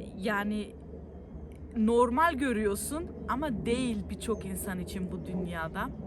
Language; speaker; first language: Turkish; early bilingual, heritage; Turkish